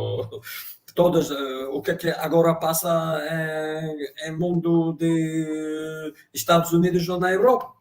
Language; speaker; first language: Portuguese; non-native, fluent; Russian